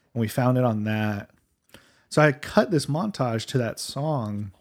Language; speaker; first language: English; native; English